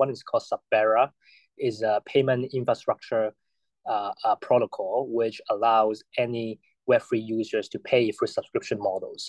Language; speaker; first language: English; non-native, local second language; Cantonese